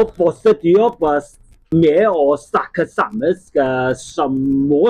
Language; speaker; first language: Norwegian; non-native, fluent; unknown